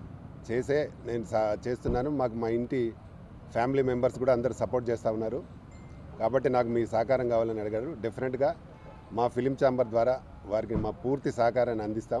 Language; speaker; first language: Telugu; native; Telugu